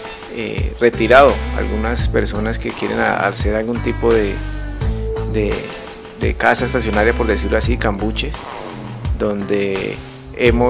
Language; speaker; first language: Spanish; native; Spanish